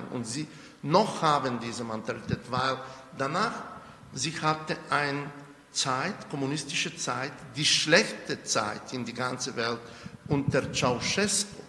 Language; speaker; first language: German; non-native, fluent; Bulgarian